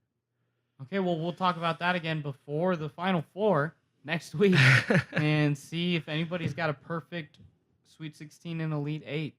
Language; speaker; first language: English; native; English